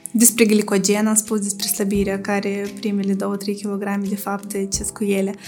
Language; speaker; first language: Romanian; native; Romanian